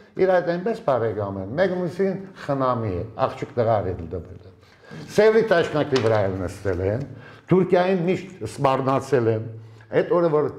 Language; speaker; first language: Armenian; early bilingual, heritage; Armenian